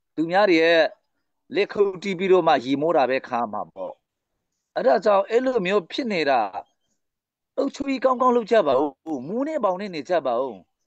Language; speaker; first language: Burmese; non-native, local second language; Hakha Chin